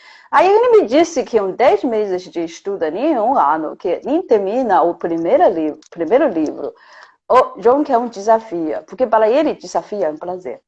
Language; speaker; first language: Portuguese; non-native, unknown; Chinese